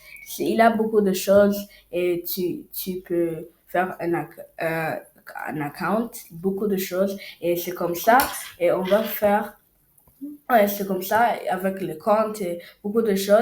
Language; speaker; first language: French; non-native, learner; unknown